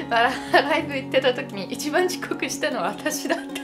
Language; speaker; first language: Japanese; non-native, fluent; Italian